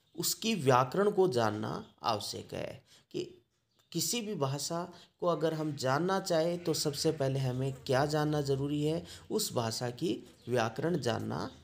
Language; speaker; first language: Hindi; native; Hindi